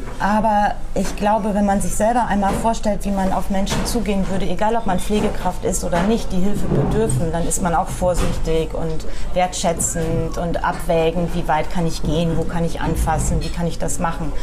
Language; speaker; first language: German; native; German